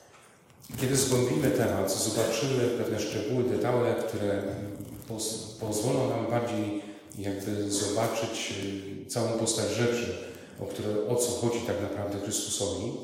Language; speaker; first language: Polish; native; Polish